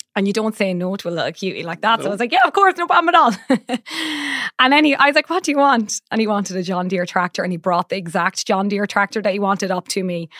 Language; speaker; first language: English; native; English